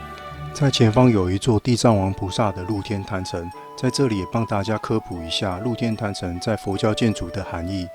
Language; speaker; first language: Chinese; native; Chinese